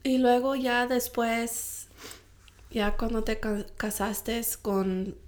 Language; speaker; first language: Spanish; early bilingual, heritage; Spanish